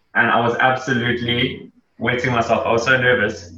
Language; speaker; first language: English; native; English